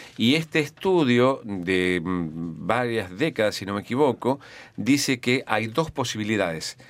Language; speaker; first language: Spanish; native; Spanish